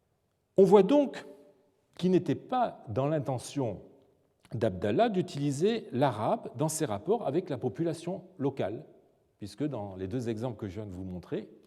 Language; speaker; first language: French; native; French